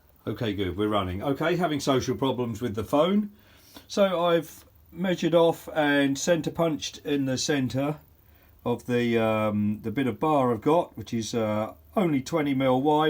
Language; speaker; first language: English; native; English